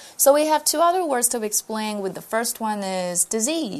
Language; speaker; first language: English; non-native, fluent; Chinese